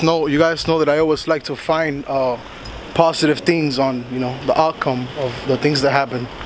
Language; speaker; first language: English; early bilingual, other home language; Spanish